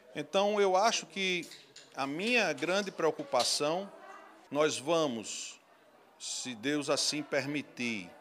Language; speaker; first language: Portuguese; native; Portuguese